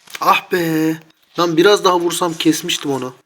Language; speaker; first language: Turkish; native; Turkish